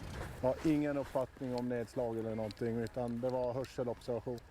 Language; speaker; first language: Swedish; native; Swedish